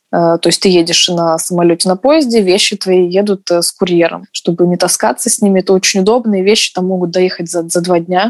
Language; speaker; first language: Russian; native; Russian